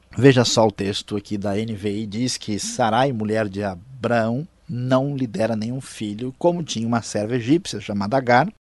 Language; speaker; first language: Portuguese; native; Portuguese